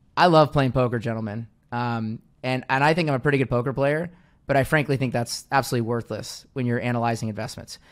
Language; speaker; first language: English; native; English